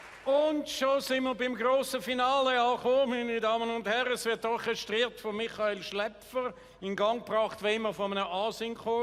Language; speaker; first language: German; native; German